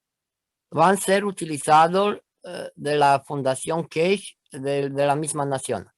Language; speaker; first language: Spanish; non-native, learner; Romanian